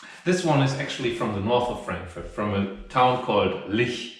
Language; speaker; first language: English; non-native, fluent; German